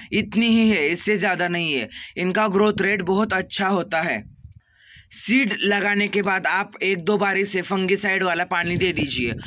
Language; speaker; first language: Hindi; non-native, local second language; Marathi